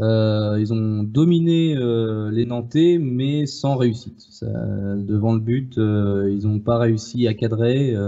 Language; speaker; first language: French; native; French